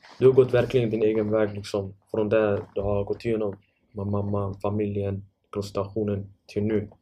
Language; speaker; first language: Swedish; non-native, fluent; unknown